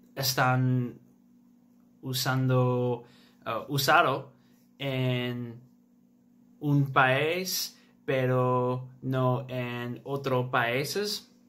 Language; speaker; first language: Spanish; non-native, learner; English